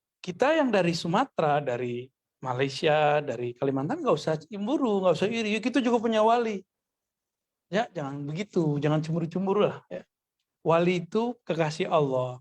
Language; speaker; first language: Indonesian; non-native, local second language; Minangkabau